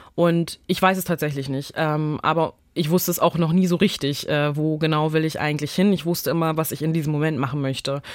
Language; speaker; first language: German; early bilingual, other home language; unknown